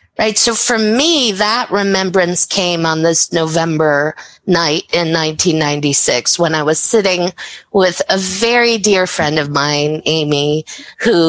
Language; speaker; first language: English; native; English